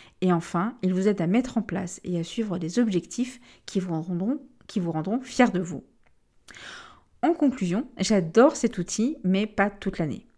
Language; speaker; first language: French; native; French